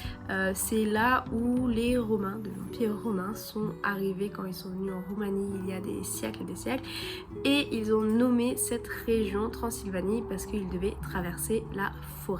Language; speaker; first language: French; native; French